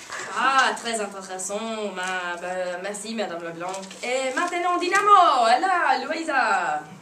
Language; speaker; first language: French; non-native, learner; English